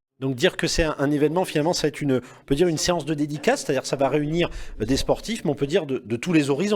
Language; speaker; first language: French; native; French